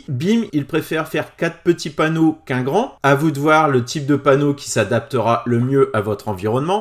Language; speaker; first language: French; native; French